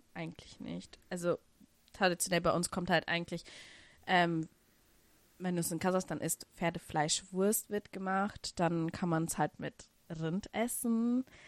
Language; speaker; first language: German; early bilingual, other home language; Russian